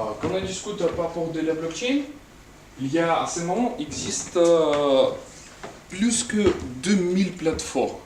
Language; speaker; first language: French; non-native, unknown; Russian